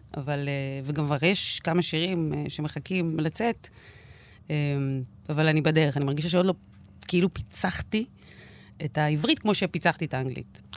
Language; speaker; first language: Hebrew; native; Hebrew